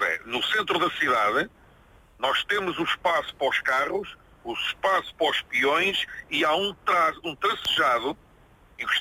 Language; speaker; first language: Portuguese; native; Portuguese